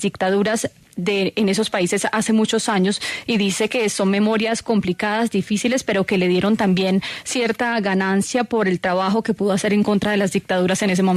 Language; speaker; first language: Spanish; native; Spanish